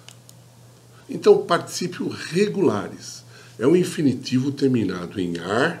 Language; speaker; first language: Spanish; non-native, fluent; Portuguese